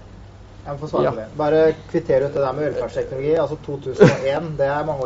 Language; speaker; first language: Norwegian; native; Norwegian